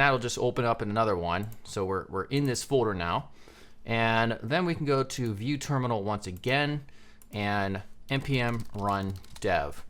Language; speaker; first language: English; native; English